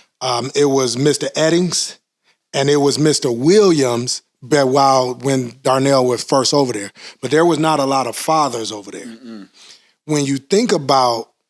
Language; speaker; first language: English; native; English